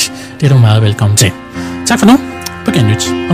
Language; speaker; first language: Danish; native; Danish